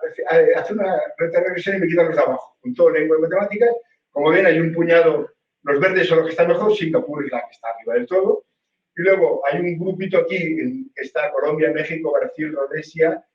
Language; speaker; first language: Spanish; native; Spanish